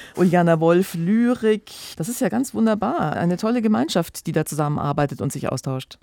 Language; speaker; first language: German; native; German